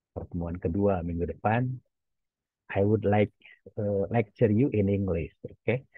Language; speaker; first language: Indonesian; non-native, local second language; Javanese